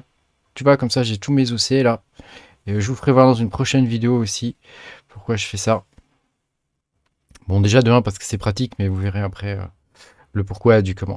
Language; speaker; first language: French; native; French